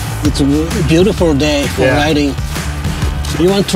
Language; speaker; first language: English; non-native, learner; Japanese